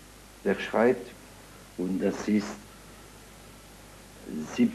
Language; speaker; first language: German; non-native, learner; French